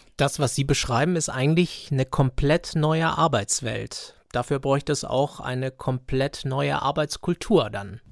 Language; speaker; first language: German; native; German